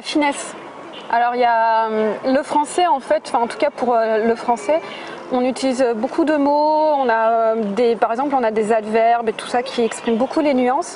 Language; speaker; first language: French; native; French